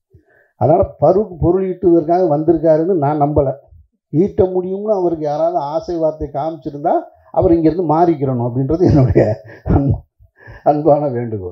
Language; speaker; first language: Tamil; native; Tamil